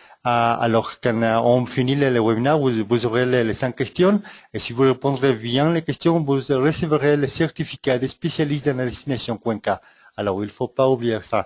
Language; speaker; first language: French; non-native, fluent; Spanish